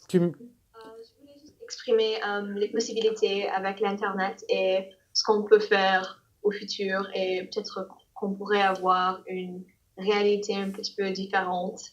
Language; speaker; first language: French; non-native, learner; English